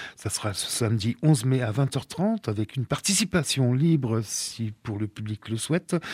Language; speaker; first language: French; native; French